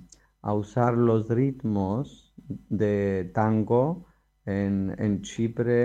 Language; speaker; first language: Spanish; non-native, fluent; Greek